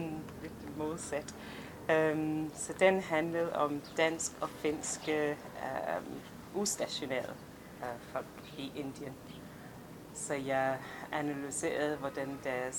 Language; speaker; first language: Danish; non-native, fluent; English